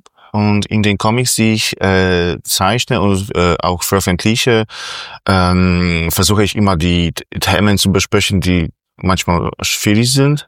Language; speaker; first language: German; non-native, fluent; Polish